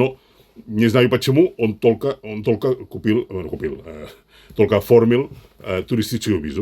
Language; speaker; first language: Russian; non-native, fluent; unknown